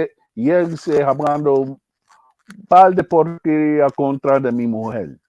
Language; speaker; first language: Spanish; early bilingual, heritage; English